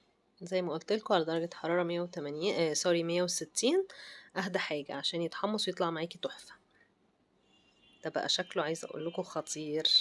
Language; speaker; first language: Arabic; native; Arabic